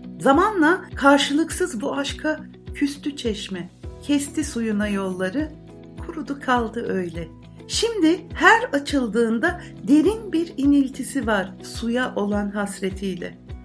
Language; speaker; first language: Turkish; native; Turkish